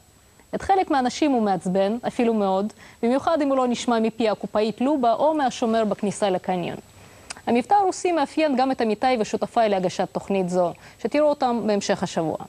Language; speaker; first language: Hebrew; non-native, local second language; Russian